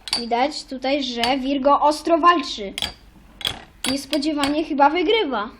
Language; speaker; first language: Polish; native; Polish